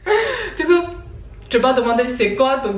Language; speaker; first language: French; non-native, learner; Chinese